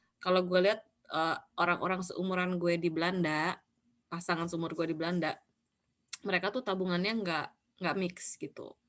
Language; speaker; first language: Indonesian; native; Indonesian